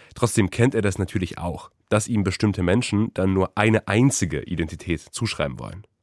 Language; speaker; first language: German; early bilingual, other home language; Polish